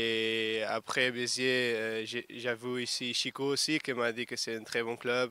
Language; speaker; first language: French; non-native, fluent; Portuguese